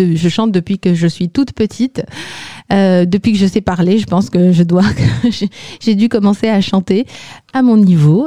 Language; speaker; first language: French; non-native, local second language; Kabyle